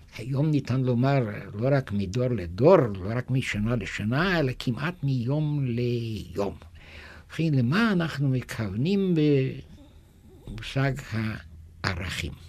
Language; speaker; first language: Hebrew; non-native, fluent; German